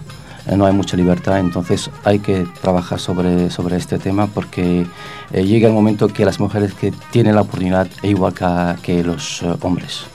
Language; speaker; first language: Spanish; non-native, fluent; Arabic